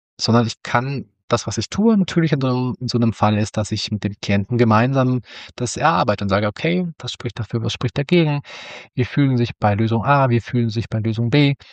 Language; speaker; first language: German; native; German